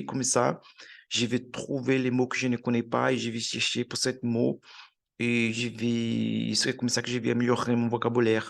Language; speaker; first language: French; non-native, learner; Portuguese